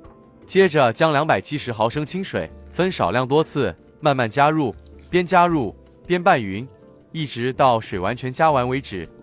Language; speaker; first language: Chinese; native; Chinese